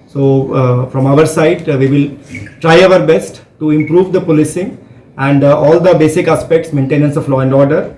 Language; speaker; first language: English; non-native, local second language; Telugu